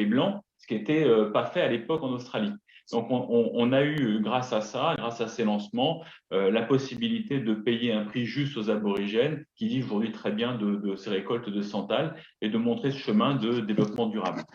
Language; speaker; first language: French; native; French